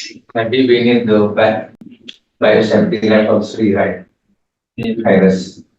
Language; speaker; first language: English; non-native, learner; Indonesian